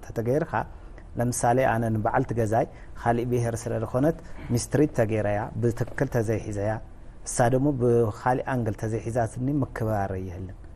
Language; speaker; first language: Tigrinya; native; Tigrinya